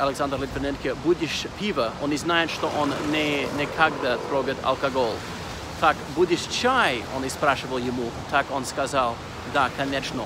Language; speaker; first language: Russian; non-native, learner; English